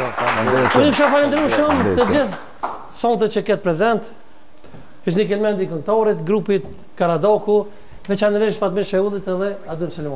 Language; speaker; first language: Albanian; native; Albanian